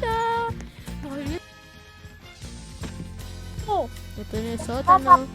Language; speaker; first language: Spanish; native; Spanish